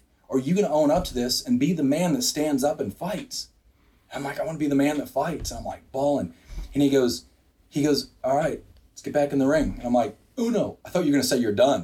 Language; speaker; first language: English; native; English